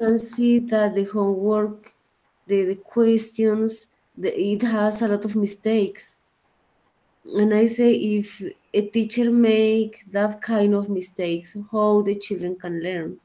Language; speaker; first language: English; non-native, learner; Spanish